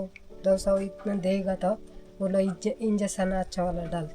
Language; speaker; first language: Hindi; non-native, local second language; Tibetan